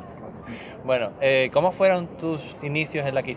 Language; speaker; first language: Spanish; native; Spanish